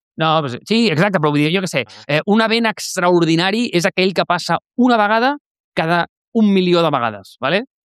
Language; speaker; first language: Catalan; native; Catalan